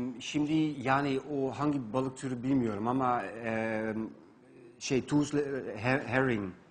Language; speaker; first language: Turkish; non-native, fluent; Dutch